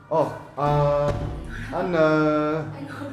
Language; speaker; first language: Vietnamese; non-native, learner; English